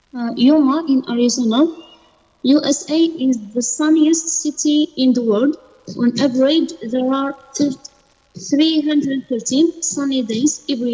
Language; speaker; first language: English; non-native, learner; Arabic